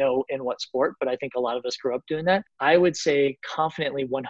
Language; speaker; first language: English; native; English